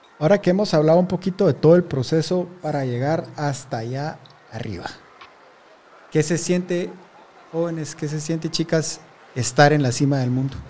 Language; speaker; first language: Spanish; native; Spanish